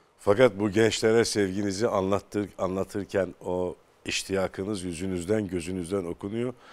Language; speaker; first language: Turkish; native; Turkish